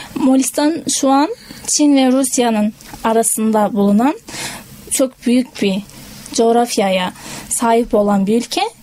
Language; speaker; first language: Turkish; non-native, fluent; Kazakh